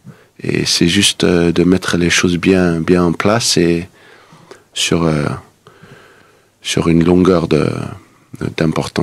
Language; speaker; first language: French; non-native, fluent; Danish